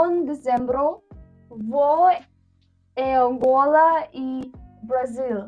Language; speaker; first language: Portuguese; non-native, learner; Kyrgyz